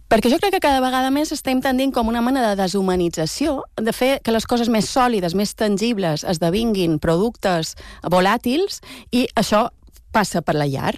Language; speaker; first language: Catalan; native; Catalan